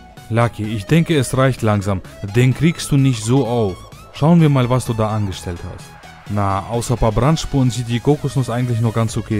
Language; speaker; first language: German; native; German